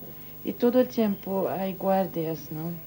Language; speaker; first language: Spanish; non-native, fluent; Swedish